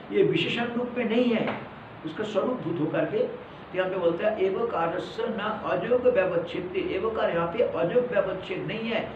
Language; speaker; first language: Hindi; non-native, local second language; Malayalam